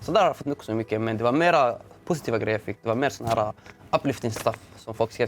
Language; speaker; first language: Swedish; early bilingual, other home language; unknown